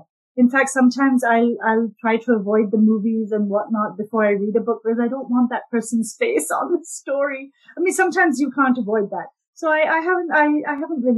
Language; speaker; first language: English; non-native, local second language; Urdu